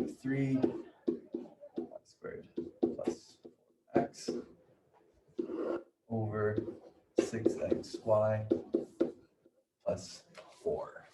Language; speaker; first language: English; native; English